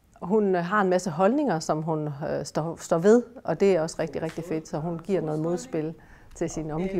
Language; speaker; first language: Danish; native; Danish